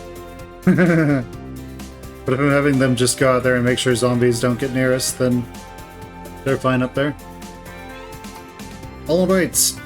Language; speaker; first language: English; native; English